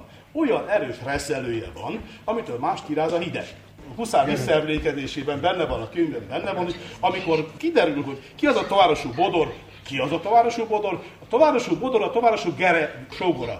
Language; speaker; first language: Hungarian; native; Hungarian